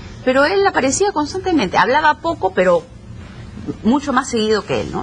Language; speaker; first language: Spanish; native; Spanish